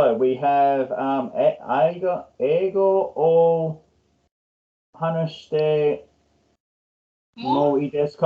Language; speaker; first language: Japanese; non-native, learner; English